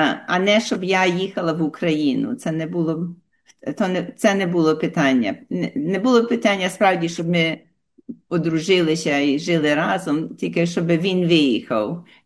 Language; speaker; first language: Ukrainian; early bilingual, heritage; Ukrainian